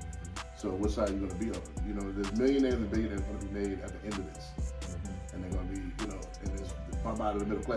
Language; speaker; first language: English; native; English